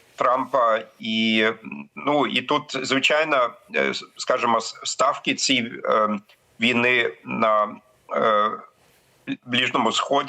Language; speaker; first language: Ukrainian; non-native, fluent; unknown